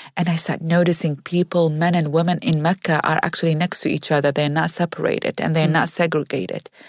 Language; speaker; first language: English; non-native, fluent; Arabic